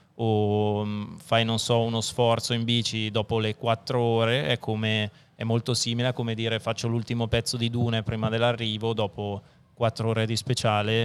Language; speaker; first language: Italian; native; Italian